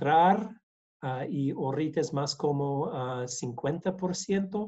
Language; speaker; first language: Spanish; non-native, learner; English